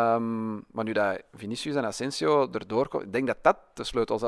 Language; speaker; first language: Dutch; native; Dutch